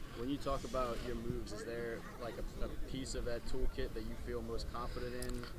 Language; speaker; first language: English; native; English